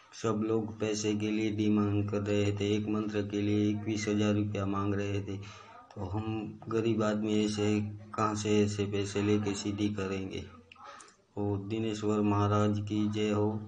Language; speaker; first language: Hindi; non-native, local second language; Gujarati